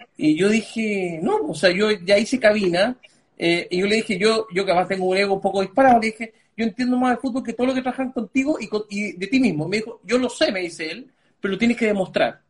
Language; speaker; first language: Spanish; early bilingual, other home language; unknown